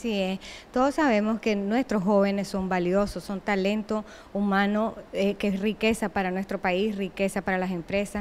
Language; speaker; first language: Spanish; native; Spanish